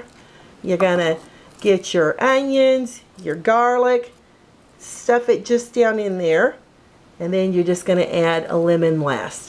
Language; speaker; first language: English; native; English